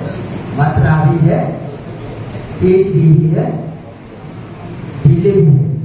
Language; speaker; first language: Hindi; non-native, learner; Burmese